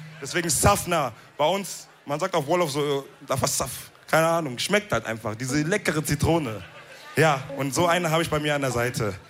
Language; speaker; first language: German; early bilingual, other home language; Wolof